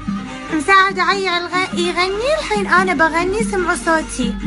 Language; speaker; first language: Arabic; native; Arabic